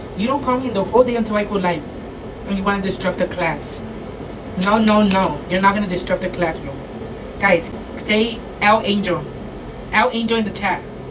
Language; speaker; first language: English; early bilingual, other home language; Spanish